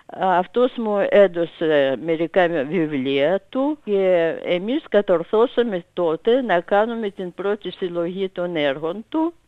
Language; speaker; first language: Greek; non-native, fluent; Russian